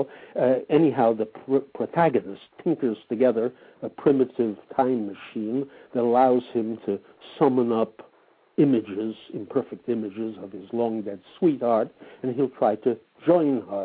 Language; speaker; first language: English; native; English